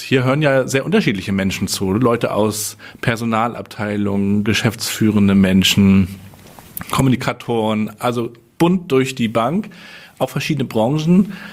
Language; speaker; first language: German; native; German